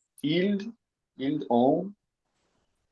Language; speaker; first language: French; non-native, learner; Portuguese